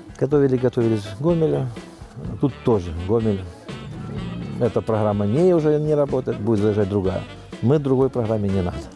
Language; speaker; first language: Russian; native; Russian